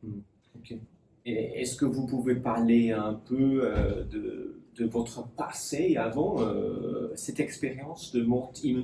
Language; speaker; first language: French; non-native, fluent; English